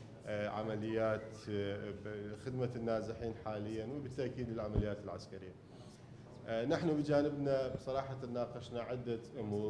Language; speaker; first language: Arabic; native; Arabic